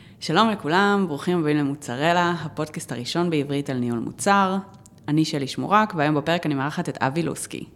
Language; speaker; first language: Hebrew; native; Hebrew